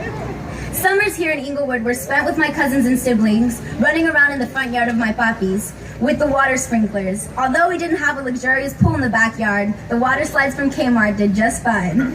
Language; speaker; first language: English; native; English